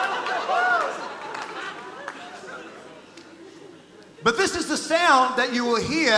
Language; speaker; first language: English; native; English